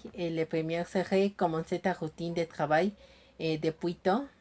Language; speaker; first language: French; non-native, learner; Spanish